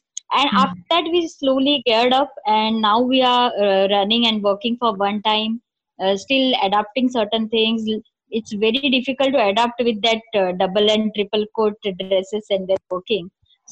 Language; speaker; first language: English; non-native, local second language; Marathi